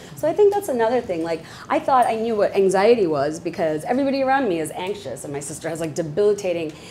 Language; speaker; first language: English; non-native, local second language; Bangla